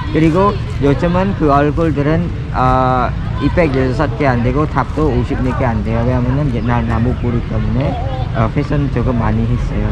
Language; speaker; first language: Korean; non-native, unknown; Khmer